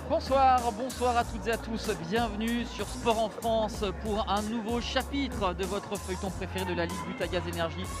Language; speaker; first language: French; native; French